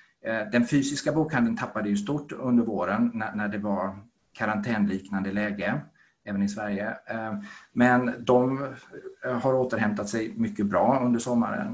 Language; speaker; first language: Swedish; native; Swedish